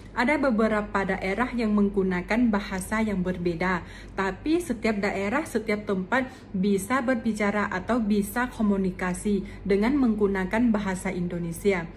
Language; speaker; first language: Indonesian; non-native, fluent; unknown